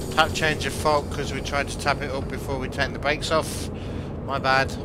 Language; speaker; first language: English; native; English